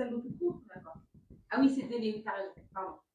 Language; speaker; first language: French; native; French